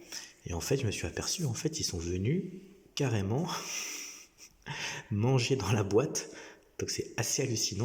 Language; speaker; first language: French; native; French